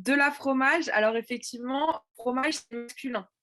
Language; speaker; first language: French; native; French